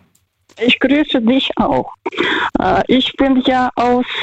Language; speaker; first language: German; non-native, fluent; Russian